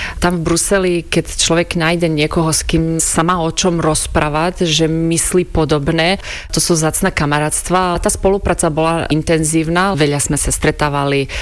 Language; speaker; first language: Slovak; non-native, fluent; Croatian